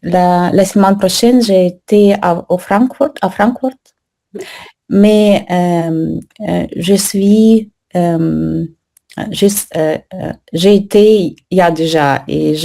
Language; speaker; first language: French; non-native, learner; Russian